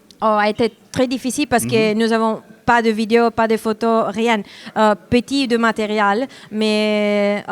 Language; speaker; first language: French; non-native, learner; Italian